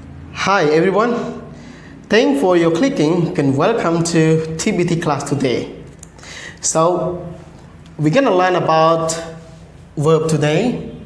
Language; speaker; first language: English; non-native, learner; Khmer